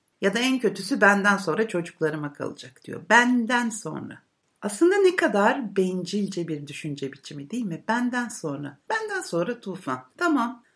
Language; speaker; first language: Turkish; native; Turkish